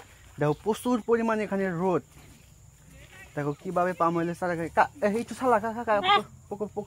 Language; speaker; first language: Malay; non-native, learner; Bangla